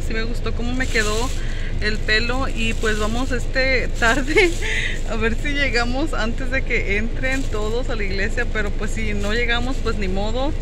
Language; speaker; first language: Spanish; early bilingual, other home language; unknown